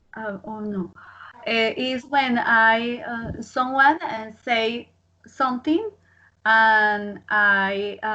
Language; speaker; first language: English; non-native, learner; Spanish